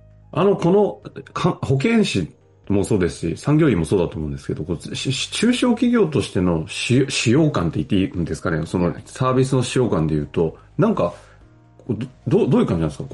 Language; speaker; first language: Japanese; native; Japanese